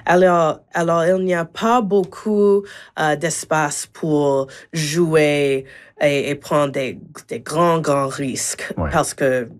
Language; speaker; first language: French; non-native, learner; English